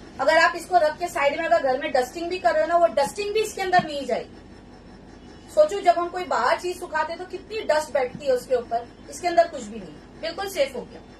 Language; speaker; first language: Hindi; native; Hindi